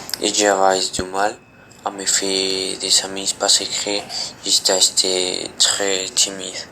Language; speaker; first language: French; non-native, learner; Spanish